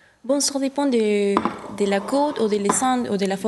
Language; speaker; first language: French; non-native, learner; Spanish